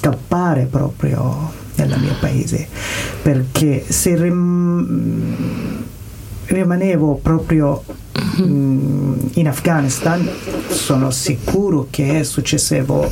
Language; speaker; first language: Italian; non-native, learner; Persian